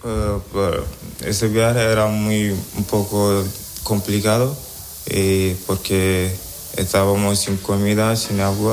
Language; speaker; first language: Spanish; non-native, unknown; Wolof